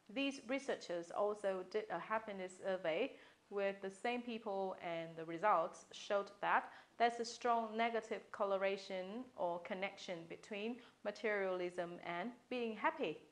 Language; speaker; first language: English; non-native, fluent; Vietnamese